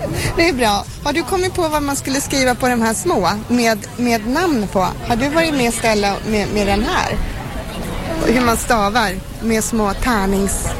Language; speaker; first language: Swedish; native; Swedish